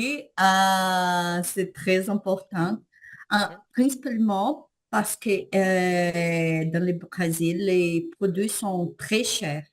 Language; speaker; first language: French; non-native, learner; Portuguese